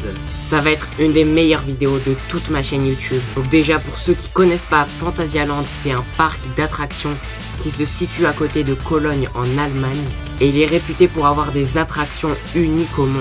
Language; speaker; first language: French; native; French